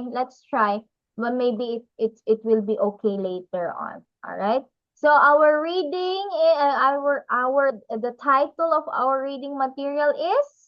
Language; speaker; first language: English; non-native, local second language; Filipino